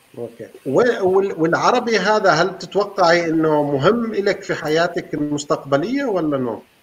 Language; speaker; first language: Arabic; native; Arabic